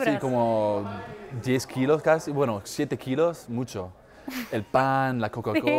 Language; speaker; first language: Spanish; non-native, fluent; English